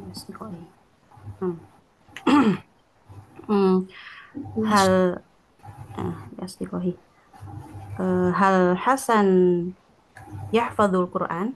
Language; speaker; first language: Arabic; non-native, learner; Indonesian